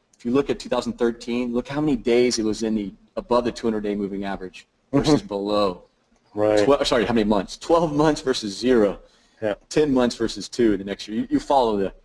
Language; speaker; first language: English; native; English